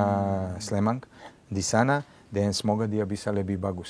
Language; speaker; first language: Indonesian; non-native, fluent; Serbian